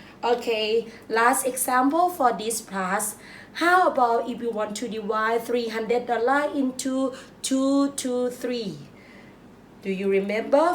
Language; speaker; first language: English; non-native, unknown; Thai